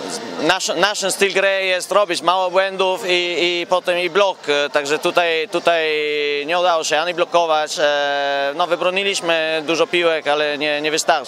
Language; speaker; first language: Polish; non-native, fluent; Italian